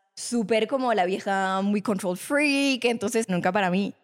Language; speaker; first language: Spanish; non-native, fluent; French